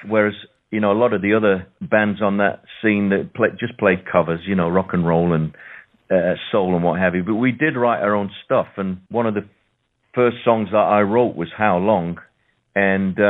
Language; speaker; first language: English; native; English